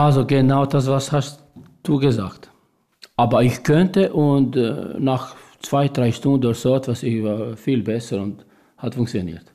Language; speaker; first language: German; non-native, learner; Albanian